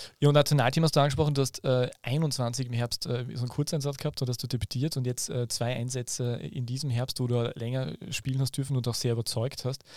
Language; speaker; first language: German; native; German